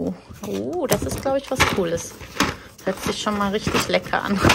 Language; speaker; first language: German; early bilingual, other home language; Turkish